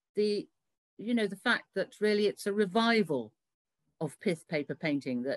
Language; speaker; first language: English; native; English